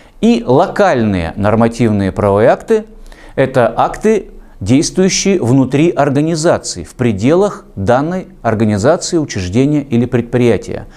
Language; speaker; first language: Russian; native; Russian